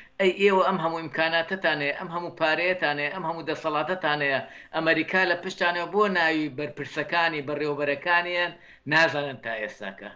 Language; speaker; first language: Central Kurdish; native; Central Kurdish